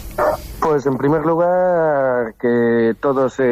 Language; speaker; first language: Spanish; native; Spanish